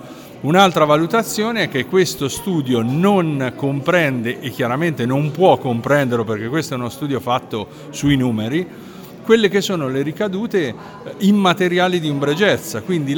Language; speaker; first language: Italian; native; Italian